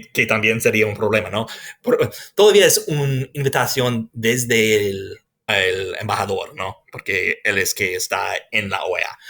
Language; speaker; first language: Spanish; non-native, fluent; English